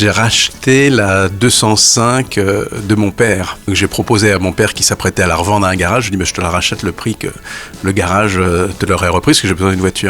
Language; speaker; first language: French; native; French